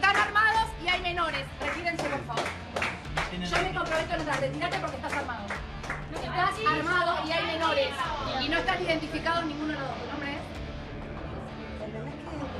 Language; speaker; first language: Spanish; native; Spanish